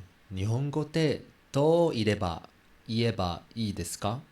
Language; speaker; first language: Japanese; non-native, learner; Chinese